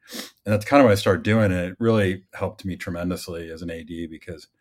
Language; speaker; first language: English; native; English